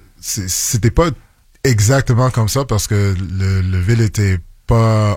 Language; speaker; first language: French; non-native, local second language; English